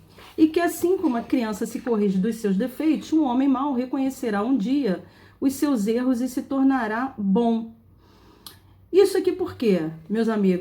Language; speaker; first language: Portuguese; native; Portuguese